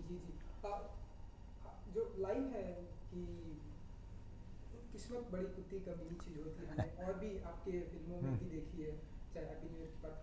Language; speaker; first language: Hindi; native; Hindi